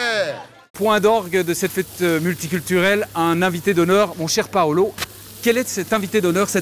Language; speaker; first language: French; native; French